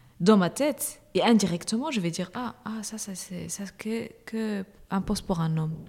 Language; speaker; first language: French; non-native, local second language; Arabic